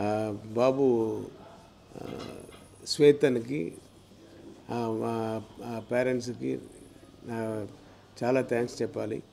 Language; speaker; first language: Telugu; non-native, learner; Tamil